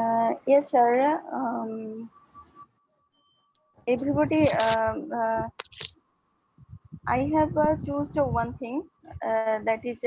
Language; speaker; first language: English; non-native, learner; Bangla